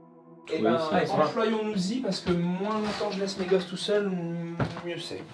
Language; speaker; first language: French; native; French